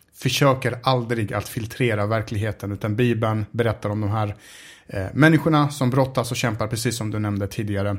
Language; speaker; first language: Swedish; early bilingual, other home language; Arabic